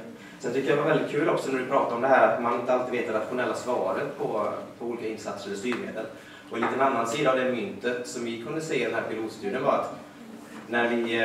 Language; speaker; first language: Swedish; native; Swedish